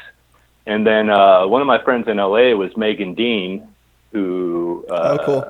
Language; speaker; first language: English; native; English